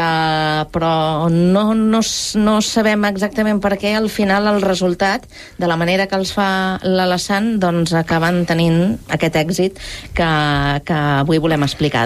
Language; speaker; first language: Catalan; native; Catalan